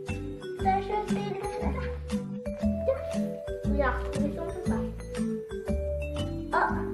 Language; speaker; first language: French; native; French